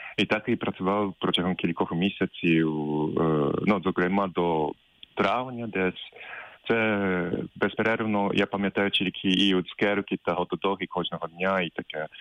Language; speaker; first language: Ukrainian; non-native, fluent; Japanese